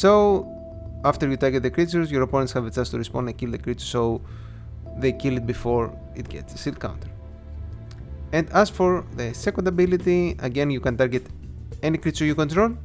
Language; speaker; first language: English; non-native, fluent; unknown